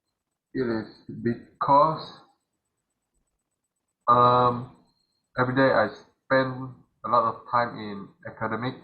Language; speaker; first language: English; non-native, learner; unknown